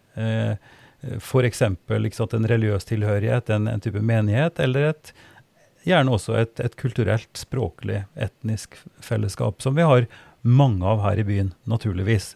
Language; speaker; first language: Norwegian; native; Norwegian